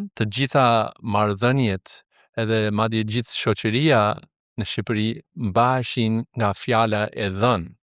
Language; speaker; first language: Albanian; non-native, fluent; English